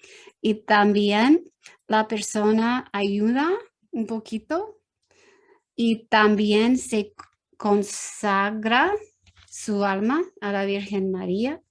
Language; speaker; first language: Spanish; non-native, learner; English